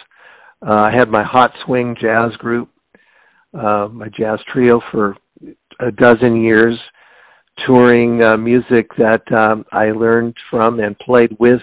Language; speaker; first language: English; native; English